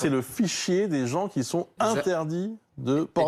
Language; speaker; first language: French; native; French